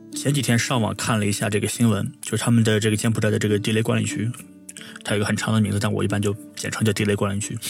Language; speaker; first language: Chinese; native; Chinese